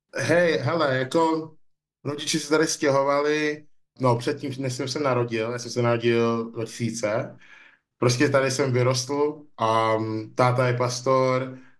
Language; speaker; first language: Czech; early bilingual, other home language; English